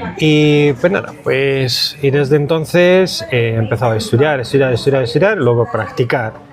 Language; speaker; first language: Spanish; non-native, fluent; Italian